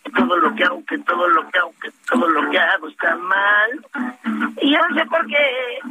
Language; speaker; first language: Spanish; native; Spanish